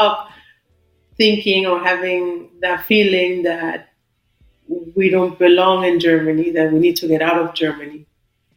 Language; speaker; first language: English; non-native, fluent; German